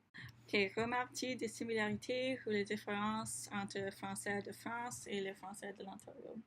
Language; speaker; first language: French; non-native, learner; English